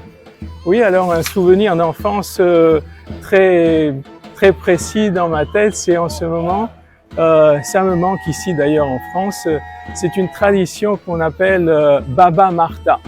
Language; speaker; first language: French; non-native, fluent; Bulgarian